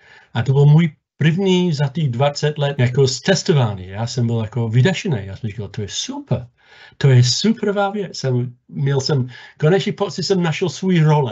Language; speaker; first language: Czech; non-native, fluent; English